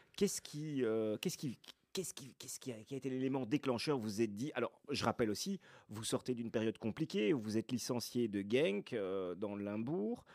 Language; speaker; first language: French; native; French